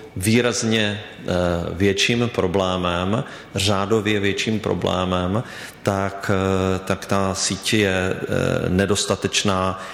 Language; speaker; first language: Czech; native; Czech